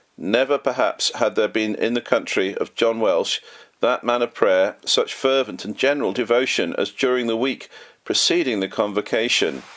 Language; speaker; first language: English; native; English